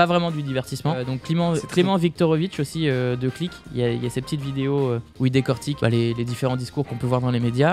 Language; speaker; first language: French; native; French